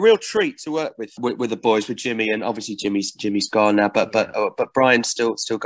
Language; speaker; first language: English; native; English